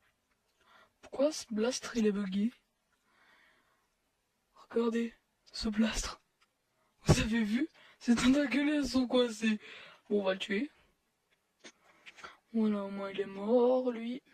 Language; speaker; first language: French; native; French